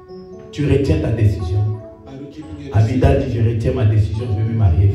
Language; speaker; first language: French; non-native, local second language; Lingala